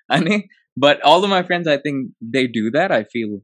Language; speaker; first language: English; non-native, local second language; Telugu